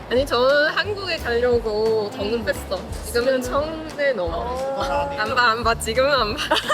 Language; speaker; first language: Korean; non-native, learner; Chinese